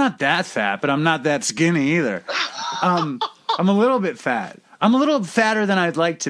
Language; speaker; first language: English; native; English